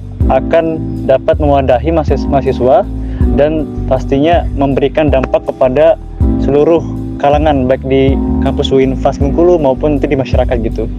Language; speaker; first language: Indonesian; native; Indonesian